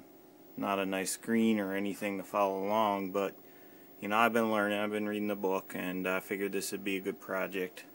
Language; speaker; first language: English; native; English